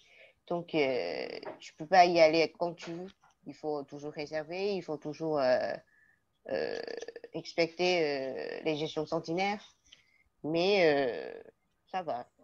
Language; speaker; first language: French; non-native, learner; Chinese